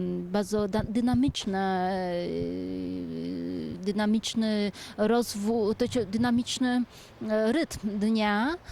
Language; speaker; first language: Polish; non-native, fluent; Vietnamese